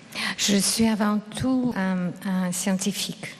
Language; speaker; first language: French; non-native, fluent; Russian